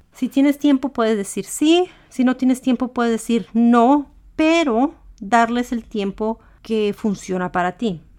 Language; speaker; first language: Spanish; early bilingual, heritage; Spanish